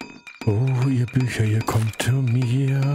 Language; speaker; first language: German; native; German